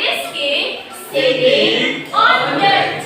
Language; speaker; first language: English; non-native, learner; Indonesian